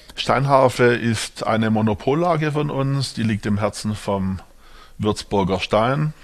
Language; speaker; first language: German; native; German